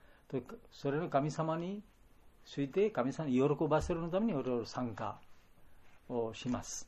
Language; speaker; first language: Japanese; non-native, fluent; Bangla